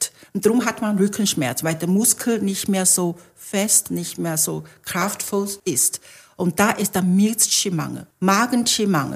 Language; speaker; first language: German; non-native, fluent; Chinese